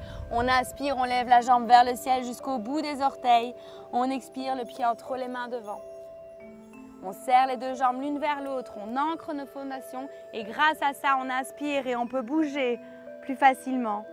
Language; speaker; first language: French; native; French